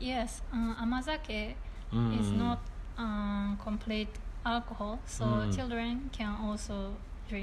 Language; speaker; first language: English; non-native, learner; Japanese